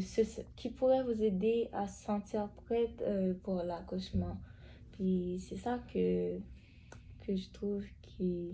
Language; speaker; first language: French; native; French